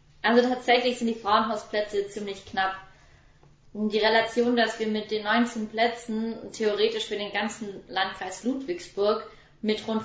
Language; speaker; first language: German; native; German